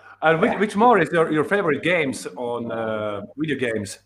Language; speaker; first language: English; non-native, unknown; Latvian